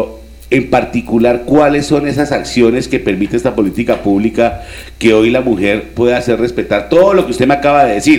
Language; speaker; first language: Spanish; native; Spanish